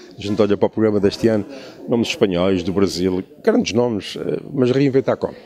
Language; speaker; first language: Portuguese; native; Portuguese